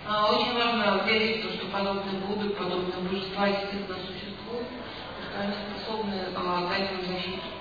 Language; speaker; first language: Russian; native; Russian